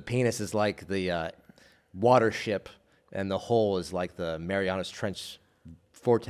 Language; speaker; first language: English; native; English